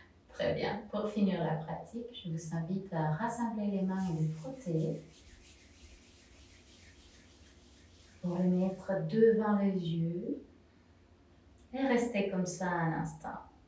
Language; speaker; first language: French; non-native, fluent; Spanish